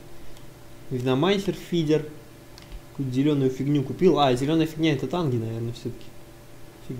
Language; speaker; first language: Russian; native; Russian